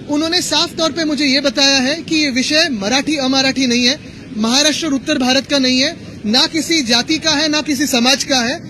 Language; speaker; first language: Hindi; non-native, local second language; Marathi